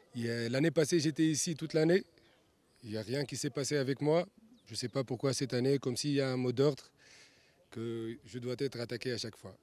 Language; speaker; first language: French; non-native, local second language; Arabic